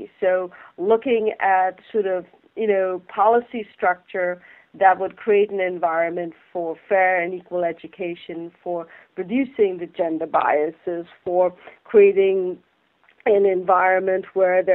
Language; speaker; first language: English; non-native, local second language; Bangla